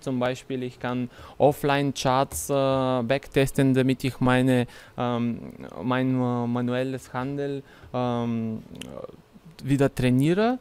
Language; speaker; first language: German; non-native, fluent; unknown